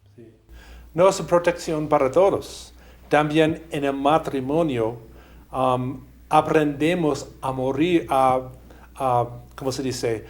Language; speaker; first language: Spanish; non-native, fluent; English